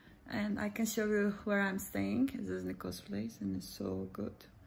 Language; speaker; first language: English; non-native, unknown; Turkish